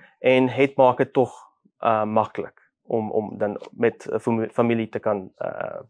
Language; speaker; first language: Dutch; non-native, learner; Afrikaans